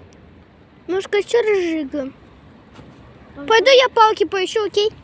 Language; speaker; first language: Russian; native; Russian